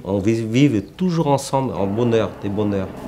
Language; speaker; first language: French; early bilingual, heritage; Vietnamese